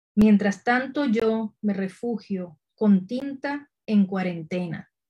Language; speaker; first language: Spanish; native; Spanish